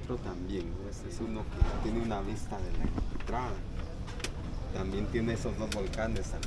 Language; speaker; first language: Spanish; native; Spanish